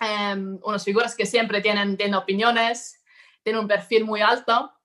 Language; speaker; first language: Spanish; non-native, fluent; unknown